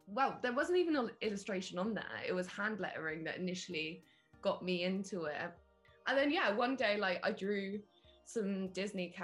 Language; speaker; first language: English; native; English